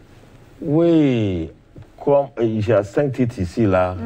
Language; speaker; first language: French; non-native, learner; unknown